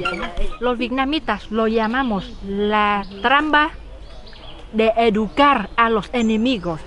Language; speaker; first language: Spanish; non-native, fluent; Vietnamese